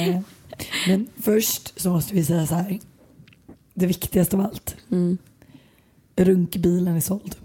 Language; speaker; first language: Swedish; native; Swedish